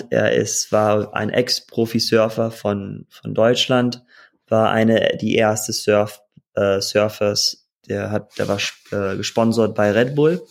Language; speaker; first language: German; early bilingual, heritage; German